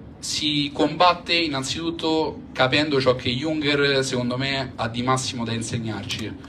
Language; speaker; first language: Italian; native; Italian